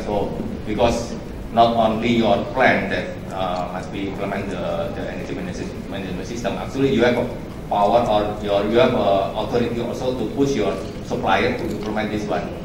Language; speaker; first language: English; non-native, fluent; Indonesian